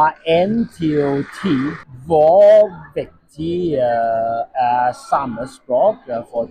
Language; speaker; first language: Norwegian; non-native, learner; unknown